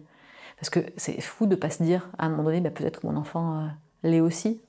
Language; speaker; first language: French; native; French